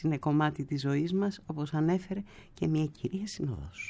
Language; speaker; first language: Greek; native; Greek